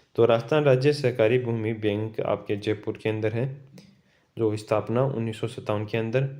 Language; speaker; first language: Hindi; native; Hindi